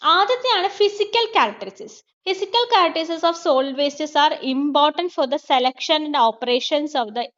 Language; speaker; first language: English; non-native, local second language; Malayalam